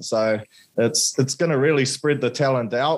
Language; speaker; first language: English; native; English